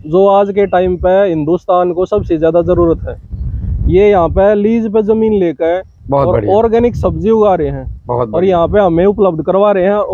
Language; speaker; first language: Hindi; native; Hindi